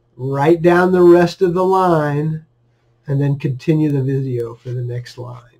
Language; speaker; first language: English; native; English